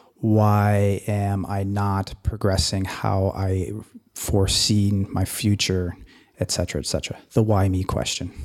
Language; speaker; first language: English; native; English